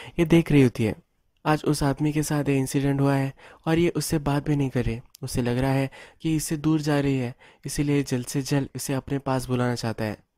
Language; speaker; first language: Hindi; native; Hindi